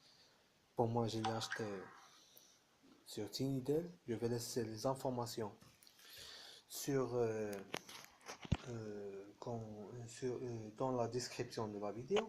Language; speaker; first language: French; non-native, fluent; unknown